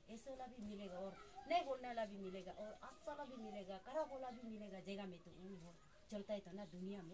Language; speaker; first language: Hindi; non-native, local second language; Adi